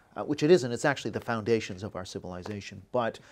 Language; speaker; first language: English; native; English